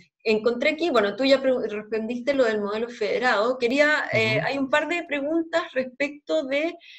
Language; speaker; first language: Spanish; native; Spanish